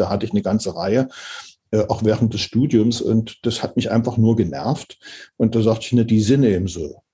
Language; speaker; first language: German; native; German